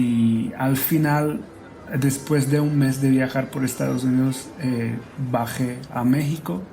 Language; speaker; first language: Spanish; non-native, fluent; Hungarian